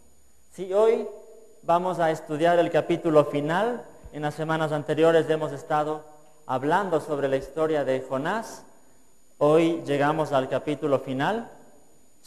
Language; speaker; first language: Spanish; native; Spanish